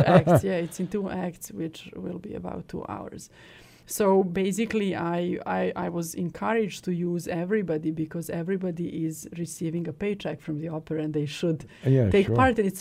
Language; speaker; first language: English; non-native, fluent; Serbian